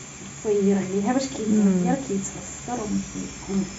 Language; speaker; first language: Arabic; native; Arabic